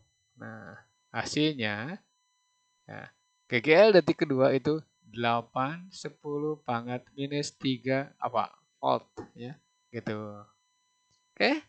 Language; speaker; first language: Indonesian; native; Indonesian